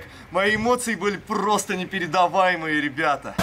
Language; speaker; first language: Russian; native; Russian